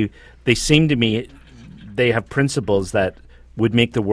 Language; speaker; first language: English; native; English